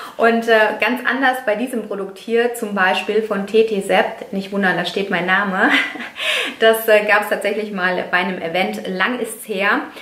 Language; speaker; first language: German; non-native, fluent; Italian